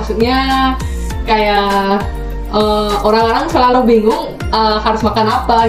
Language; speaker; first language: Indonesian; non-native, fluent; Korean